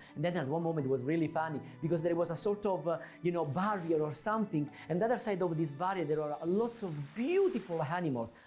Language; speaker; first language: English; non-native, fluent; Italian